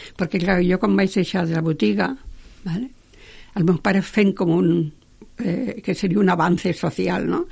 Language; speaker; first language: Catalan; non-native, local second language; Spanish